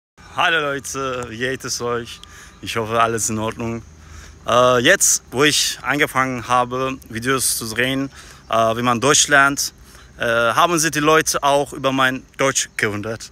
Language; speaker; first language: German; non-native, fluent; Turkish